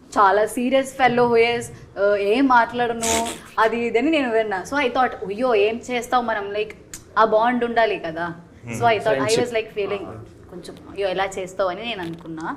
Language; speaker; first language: Telugu; non-native, fluent; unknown